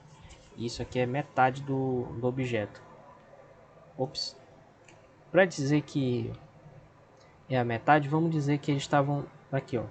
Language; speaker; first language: Portuguese; native; Portuguese